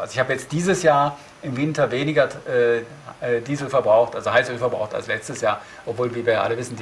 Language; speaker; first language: German; native; German